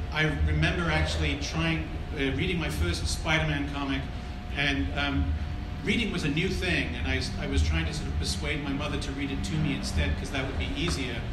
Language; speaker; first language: English; native; English